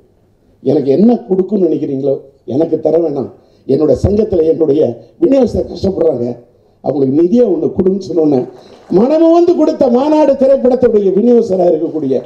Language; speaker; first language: Tamil; native; Tamil